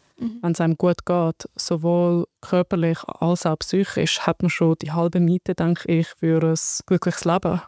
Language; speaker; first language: German; early bilingual, other home language; Arabic